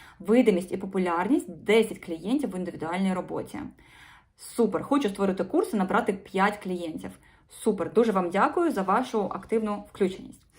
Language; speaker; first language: Ukrainian; non-native, local second language; Russian